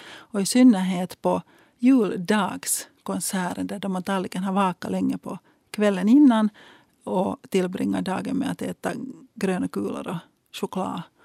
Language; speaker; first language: Swedish; native; Swedish